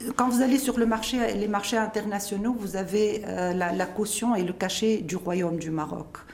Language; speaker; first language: French; non-native, local second language; Arabic